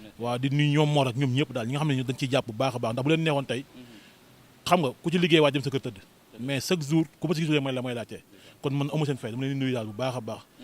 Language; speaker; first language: Wolof; native; Wolof